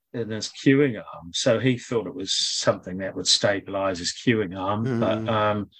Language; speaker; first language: English; native; English